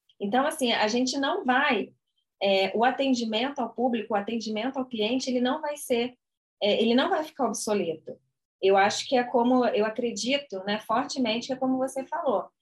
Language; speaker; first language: Portuguese; native; Portuguese